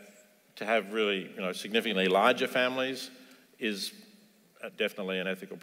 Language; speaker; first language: English; native; English